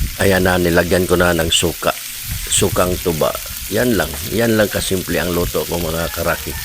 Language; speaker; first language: Filipino; non-native, local second language; Cebuano